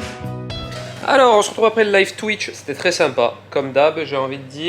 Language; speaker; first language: French; native; French